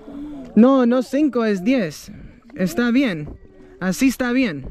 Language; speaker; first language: Spanish; non-native, learner; English